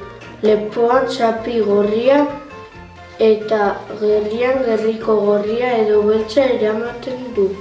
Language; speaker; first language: Basque; non-native, local second language; Spanish